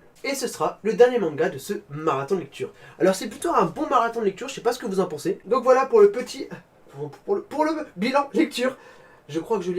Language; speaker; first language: French; native; French